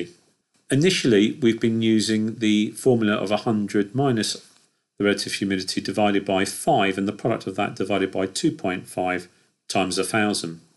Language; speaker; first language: English; native; English